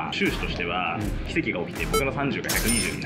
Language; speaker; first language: Japanese; native; Japanese